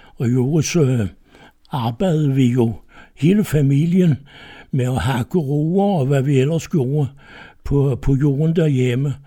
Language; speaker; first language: Danish; native; Danish